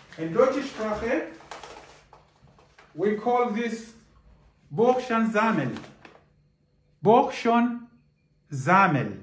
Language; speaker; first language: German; non-native, learner; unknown